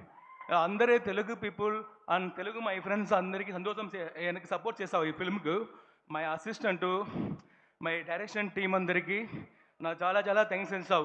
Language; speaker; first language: Telugu; non-native, learner; Tamil